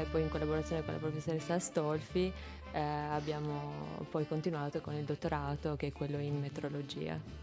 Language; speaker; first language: Italian; non-native, fluent; Albanian